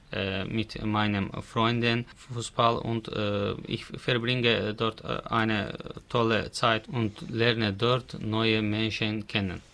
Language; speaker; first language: German; non-native, learner; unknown